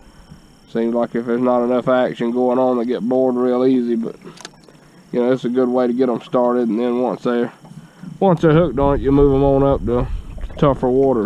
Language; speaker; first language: English; native; English